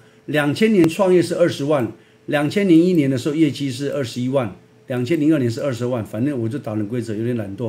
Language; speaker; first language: Chinese; native; Chinese